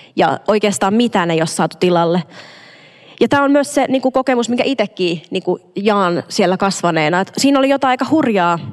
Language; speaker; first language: Finnish; native; Finnish